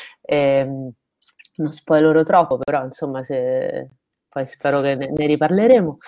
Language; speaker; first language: Italian; native; Italian